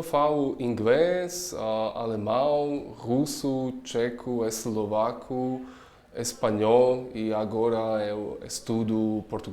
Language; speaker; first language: Portuguese; non-native, learner; Czech